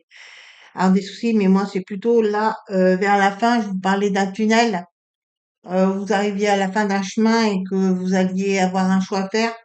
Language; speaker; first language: French; native; French